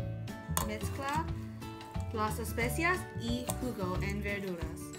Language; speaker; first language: Spanish; non-native, learner; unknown